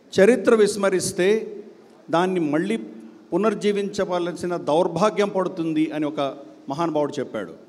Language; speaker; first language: Telugu; native; Telugu